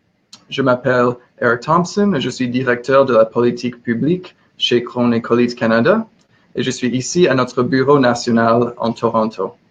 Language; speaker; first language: French; non-native, learner; English